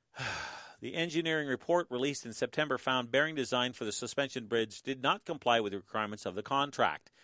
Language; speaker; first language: English; native; English